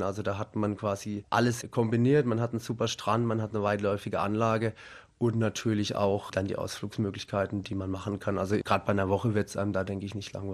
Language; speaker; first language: German; native; German